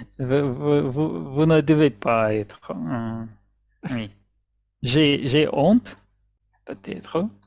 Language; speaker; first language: French; non-native, fluent; Russian